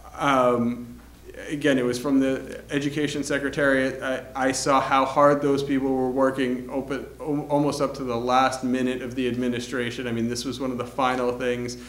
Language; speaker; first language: English; native; English